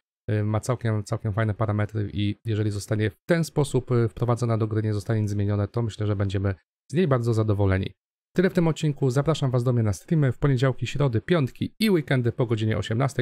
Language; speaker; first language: Polish; native; Polish